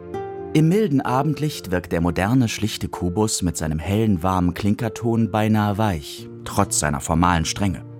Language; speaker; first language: German; native; German